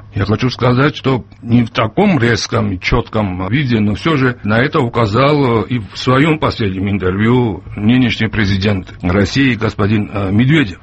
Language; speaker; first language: Russian; non-native, local second language; Georgian